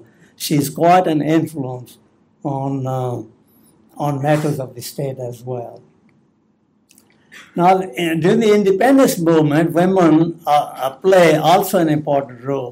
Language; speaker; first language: English; non-native, local second language; Punjabi